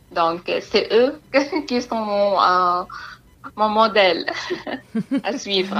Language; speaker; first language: French; non-native, fluent; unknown